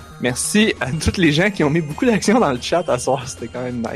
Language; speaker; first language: French; native; French